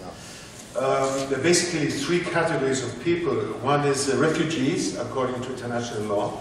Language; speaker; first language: English; non-native, fluent; German